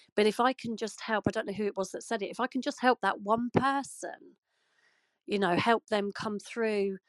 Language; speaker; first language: English; native; English